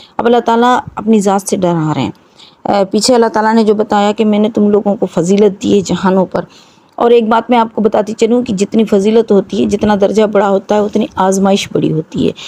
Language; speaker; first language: Urdu; non-native, local second language; Sindhi